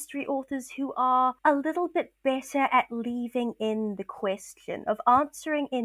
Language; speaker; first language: English; native; English